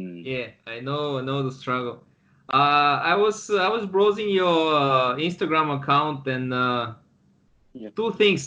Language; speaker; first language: English; non-native, learner; Japanese